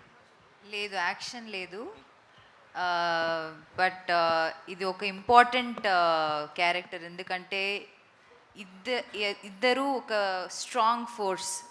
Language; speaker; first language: Telugu; non-native, fluent; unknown